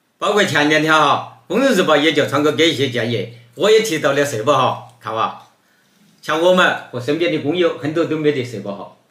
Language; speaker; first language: Chinese; native; Chinese